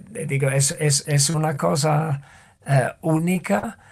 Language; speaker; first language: Spanish; non-native, fluent; English